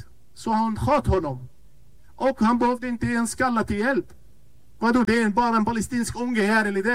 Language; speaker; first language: Swedish; non-native, fluent; Arabic